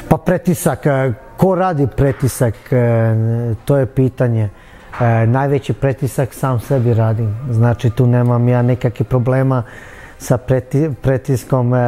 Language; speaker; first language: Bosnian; early bilingual, heritage; Bosnian